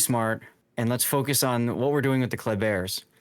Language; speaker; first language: English; native; English